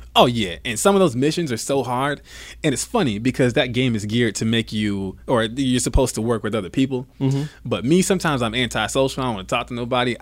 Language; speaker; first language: English; native; English